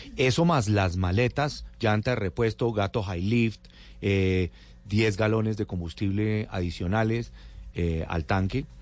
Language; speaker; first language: Spanish; native; Spanish